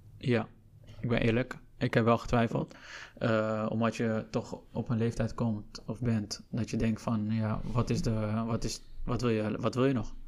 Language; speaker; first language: Dutch; early bilingual, other home language; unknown